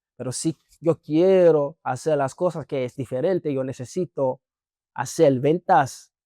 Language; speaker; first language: Spanish; non-native, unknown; English